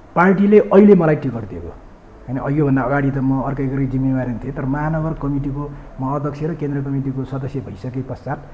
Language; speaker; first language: Nepali; non-native, local second language; Newari